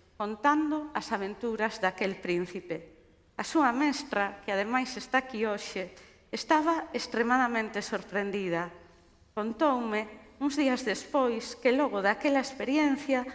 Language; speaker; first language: Galician; non-native, local second language; Spanish